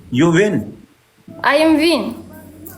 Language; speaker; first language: English; non-native, learner; Pashto